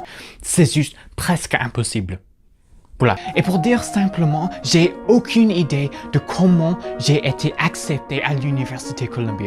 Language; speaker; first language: French; non-native, fluent; English